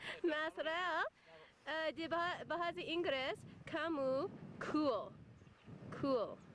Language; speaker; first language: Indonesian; non-native, learner; English